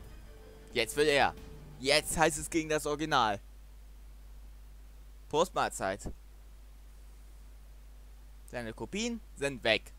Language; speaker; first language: German; native; German